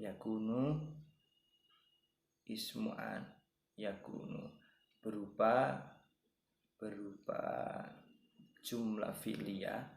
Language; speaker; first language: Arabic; non-native, learner; Indonesian